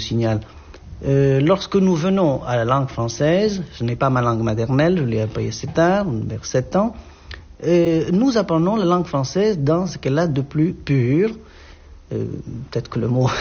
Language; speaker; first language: French; non-native, local second language; Arabic